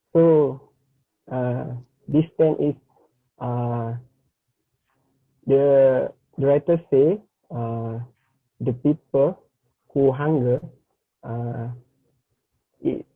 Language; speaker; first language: English; non-native, learner; Malay